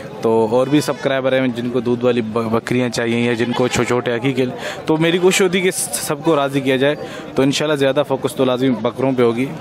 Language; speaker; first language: Urdu; non-native, local second language; Sindhi